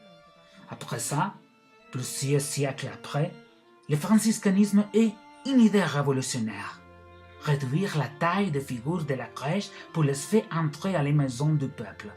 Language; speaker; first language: French; non-native, learner; Catalan